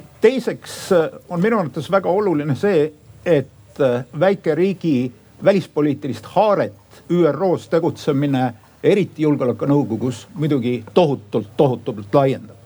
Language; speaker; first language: Estonian; native; Estonian